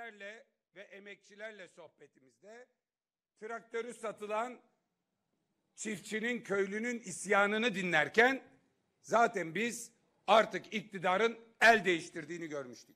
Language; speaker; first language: Turkish; native; Turkish